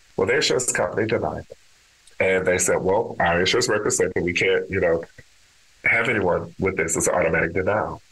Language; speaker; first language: English; native; English